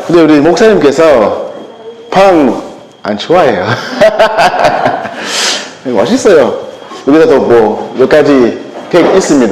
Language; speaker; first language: Korean; non-native, learner; French